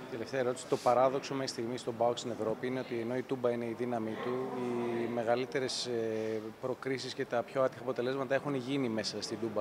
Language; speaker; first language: Greek; native; Greek